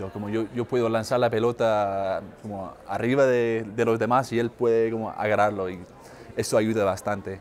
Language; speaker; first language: Spanish; non-native, fluent; English